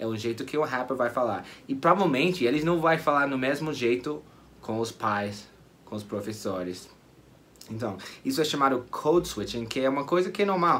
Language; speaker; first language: Portuguese; non-native, fluent; English